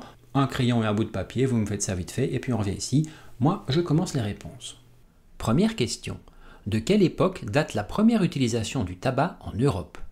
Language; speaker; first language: French; native; French